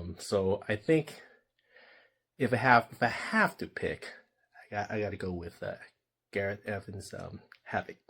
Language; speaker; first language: English; native; English